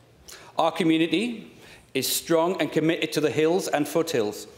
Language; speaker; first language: English; native; English